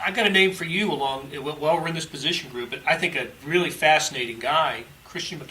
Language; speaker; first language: English; native; English